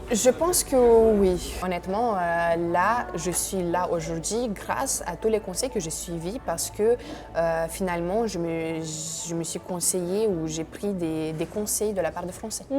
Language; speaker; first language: French; non-native, fluent; Romanian